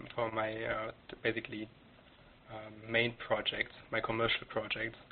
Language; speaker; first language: English; non-native, fluent; German